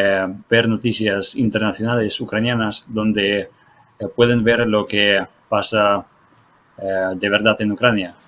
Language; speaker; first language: Spanish; non-native, fluent; Ukrainian